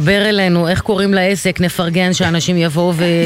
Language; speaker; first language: Hebrew; native; Hebrew